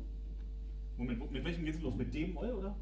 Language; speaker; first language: German; native; German